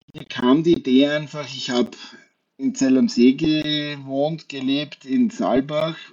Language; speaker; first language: German; native; German